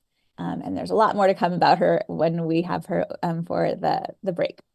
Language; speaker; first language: English; native; English